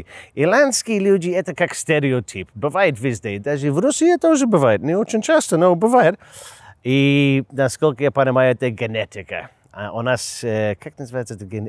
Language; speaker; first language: Russian; non-native, learner; English